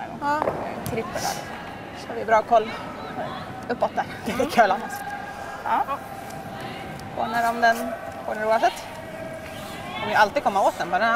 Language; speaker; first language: Swedish; native; Swedish